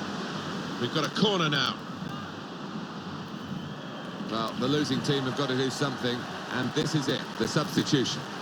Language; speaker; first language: English; native; English